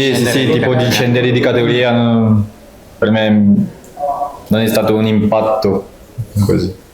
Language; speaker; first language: Italian; non-native, fluent; French